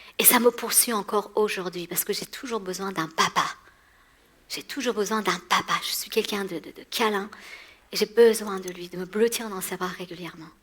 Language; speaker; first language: French; early bilingual, other home language; Persian